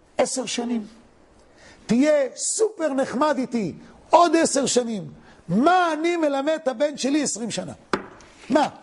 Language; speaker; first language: Hebrew; native; Hebrew